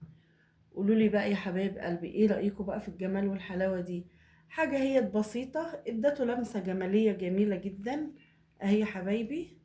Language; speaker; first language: Arabic; native; Arabic